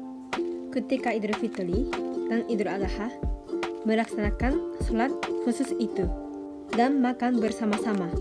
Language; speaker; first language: Indonesian; non-native, fluent; Japanese